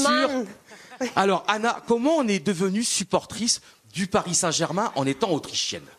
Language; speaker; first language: French; native; French